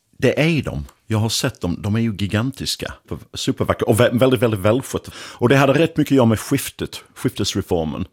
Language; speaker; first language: Swedish; non-native, fluent; English